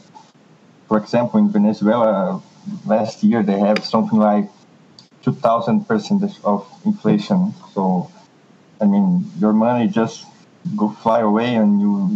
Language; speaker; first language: English; non-native, fluent; Portuguese